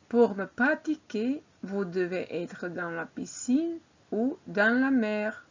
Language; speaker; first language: French; non-native, fluent; Croatian